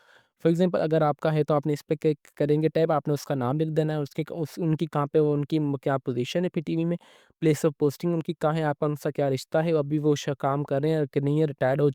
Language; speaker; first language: Hindi; non-native, local second language; Punjabi